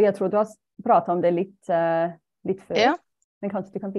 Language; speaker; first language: Norwegian; non-native, fluent; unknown